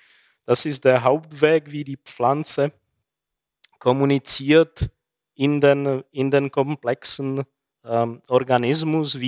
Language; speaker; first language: German; non-native, fluent; Czech